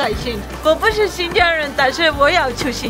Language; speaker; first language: Chinese; non-native, learner; Armenian